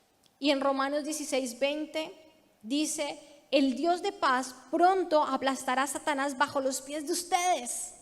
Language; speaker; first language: Spanish; native; Spanish